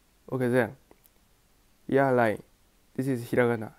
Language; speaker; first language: English; non-native, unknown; Japanese